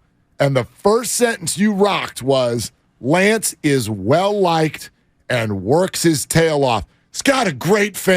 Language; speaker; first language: English; native; English